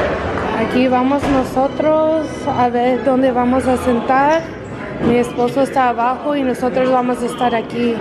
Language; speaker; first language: Spanish; early bilingual, heritage; English